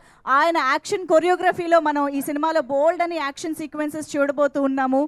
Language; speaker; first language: Telugu; native; Telugu